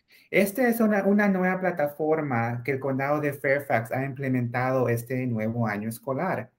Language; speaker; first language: Spanish; native; Spanish